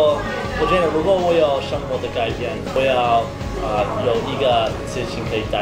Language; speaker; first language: Chinese; non-native, learner; English